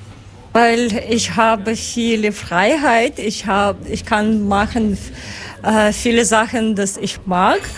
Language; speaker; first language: German; non-native, learner; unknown